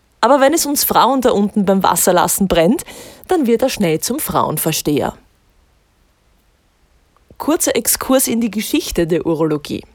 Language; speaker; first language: German; native; German